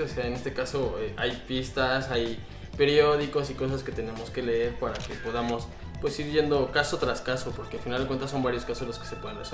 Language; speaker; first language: Spanish; native; Spanish